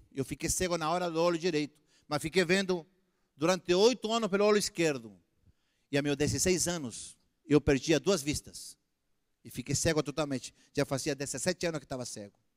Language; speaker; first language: Portuguese; non-native, fluent; Spanish